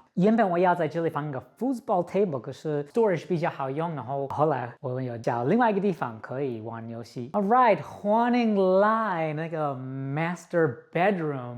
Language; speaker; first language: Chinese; non-native, fluent; English